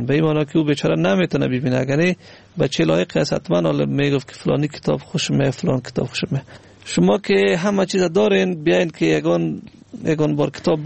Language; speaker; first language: Persian; native; Persian